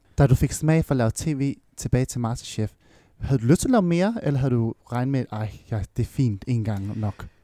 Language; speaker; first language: Danish; early bilingual, other home language; Vietnamese